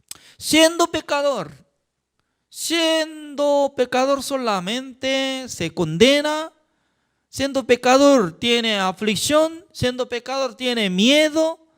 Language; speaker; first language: Spanish; non-native, fluent; Korean